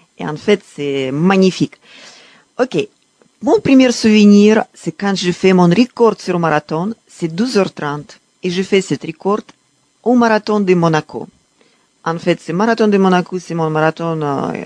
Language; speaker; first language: French; non-native, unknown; Russian